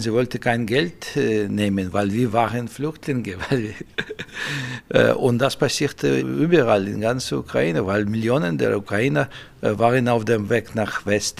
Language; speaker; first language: German; non-native, fluent; Russian